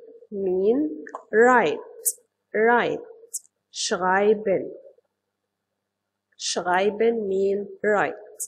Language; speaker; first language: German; non-native, fluent; Arabic